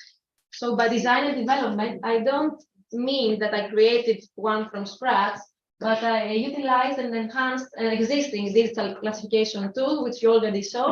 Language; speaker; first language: English; non-native, fluent; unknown